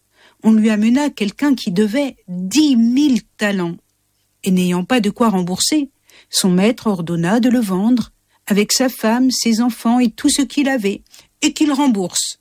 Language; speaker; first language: French; native; French